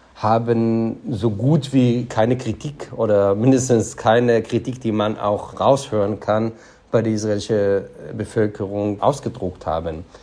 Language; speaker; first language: German; non-native, fluent; Hebrew